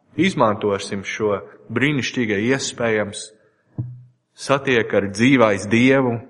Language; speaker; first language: Latvian; non-native, learner; English